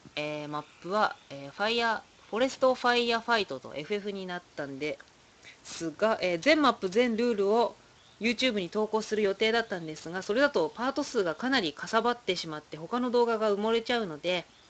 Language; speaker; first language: Japanese; native; Japanese